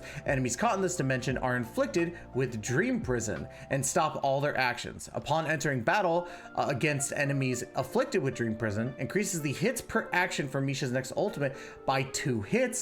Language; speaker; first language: English; native; English